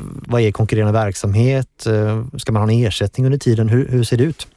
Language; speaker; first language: Swedish; native; Swedish